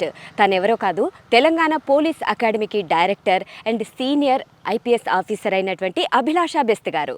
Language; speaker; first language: Telugu; native; Telugu